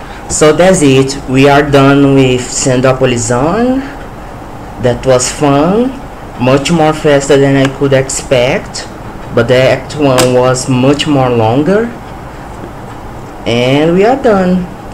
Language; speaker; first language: English; non-native, learner; Portuguese